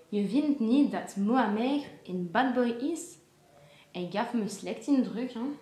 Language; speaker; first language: Dutch; non-native, learner; French